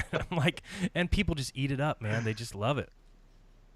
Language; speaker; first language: English; native; English